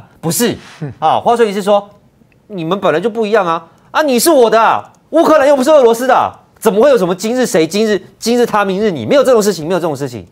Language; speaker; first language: Chinese; native; Chinese